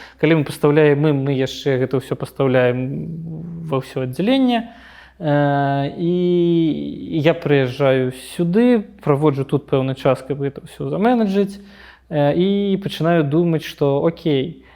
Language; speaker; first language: Belarusian; non-native, local second language; Russian